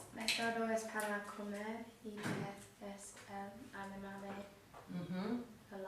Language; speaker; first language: Spanish; non-native, learner; English